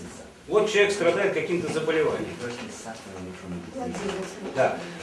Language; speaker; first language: Russian; native; Russian